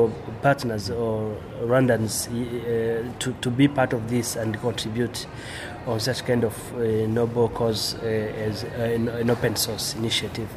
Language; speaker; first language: English; non-native, local second language; Kinyarwanda